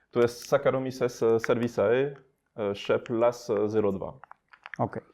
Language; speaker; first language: Polish; non-native, learner; French